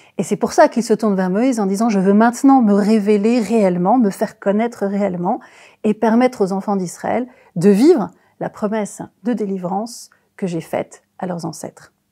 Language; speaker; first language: French; native; French